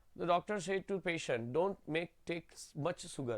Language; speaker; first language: English; non-native, local second language; Gujarati